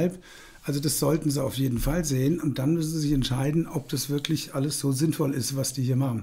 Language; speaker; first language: German; native; German